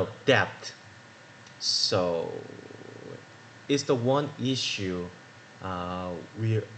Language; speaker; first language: English; non-native, learner; Korean